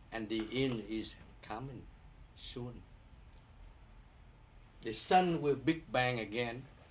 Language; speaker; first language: English; non-native, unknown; Vietnamese